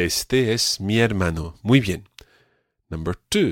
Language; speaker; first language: Spanish; non-native, fluent; English